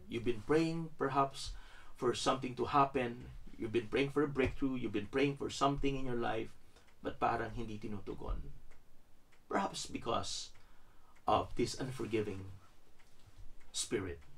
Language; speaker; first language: English; non-native, local second language; Filipino